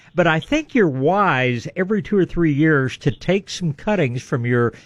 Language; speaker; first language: English; native; English